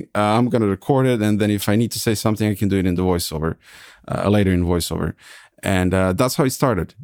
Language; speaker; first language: English; non-native, fluent; Serbian